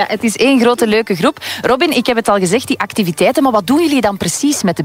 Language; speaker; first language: Dutch; native; Dutch